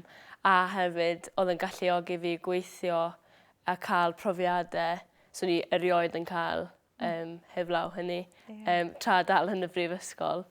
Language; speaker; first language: Welsh; native; Welsh